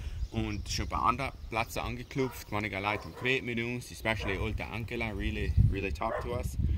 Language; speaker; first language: German; non-native, learner; English